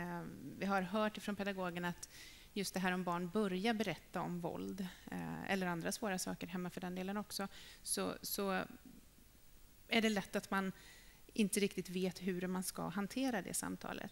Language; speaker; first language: Swedish; native; Swedish